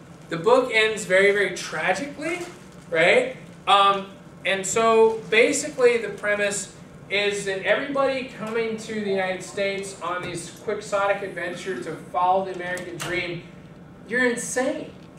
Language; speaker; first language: English; early bilingual, other home language; Spanish